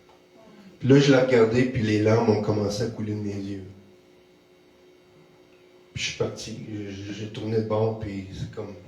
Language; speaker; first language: French; native; French